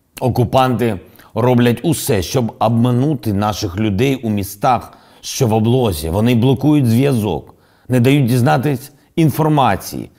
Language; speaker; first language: Ukrainian; non-native, local second language; Russian